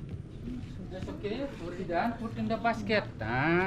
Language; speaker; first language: English; non-native, learner; Indonesian